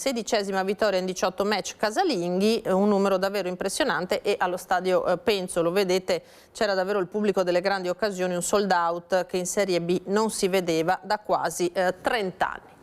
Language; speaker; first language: Italian; native; Italian